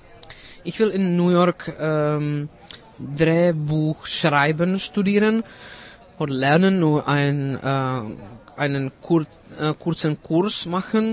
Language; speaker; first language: German; non-native, fluent; Czech